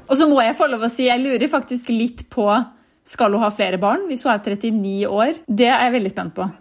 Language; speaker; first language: Norwegian; native; Norwegian